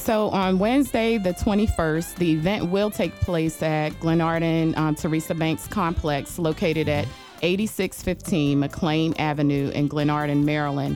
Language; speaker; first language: English; native; English